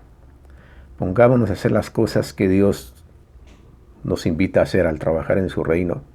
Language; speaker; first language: Spanish; native; Spanish